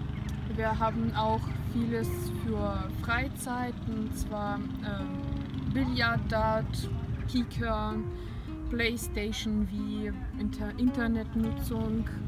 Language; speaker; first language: German; non-native, learner; Russian